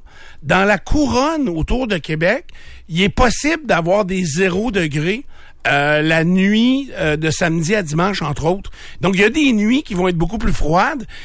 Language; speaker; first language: French; native; French